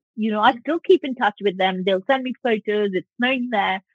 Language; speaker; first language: English; non-native, local second language; Punjabi